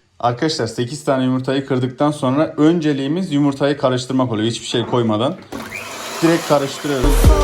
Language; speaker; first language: Turkish; native; Turkish